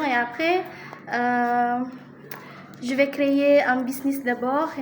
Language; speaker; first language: French; non-native, learner; Indonesian